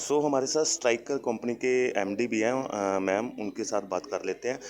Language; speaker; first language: Hindi; non-native, local second language; Punjabi